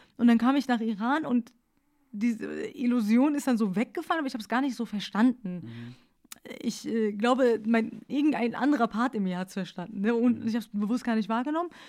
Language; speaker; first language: German; early bilingual, other home language; Persian